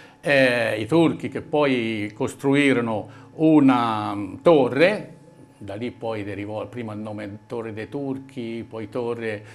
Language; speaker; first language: Italian; native; Italian